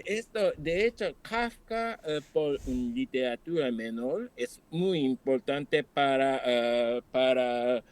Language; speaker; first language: Spanish; non-native, fluent; Japanese